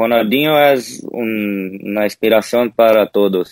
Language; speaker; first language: Spanish; non-native, learner; Portuguese